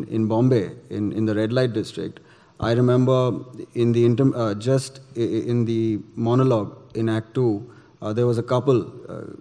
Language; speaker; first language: English; non-native, local second language; Gujarati